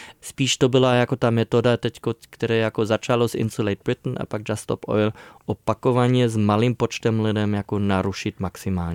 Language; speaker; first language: Czech; non-native, fluent; German